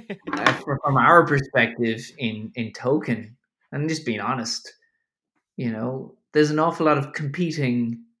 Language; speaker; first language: English; native; English